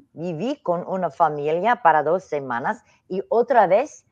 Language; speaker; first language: Spanish; non-native, learner; English